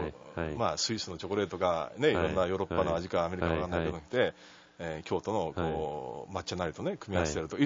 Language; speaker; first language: Japanese; native; Japanese